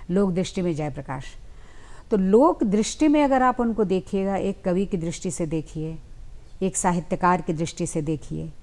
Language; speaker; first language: Hindi; native; Hindi